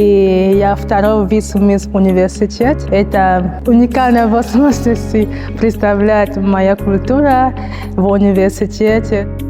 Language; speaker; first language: Russian; non-native, learner; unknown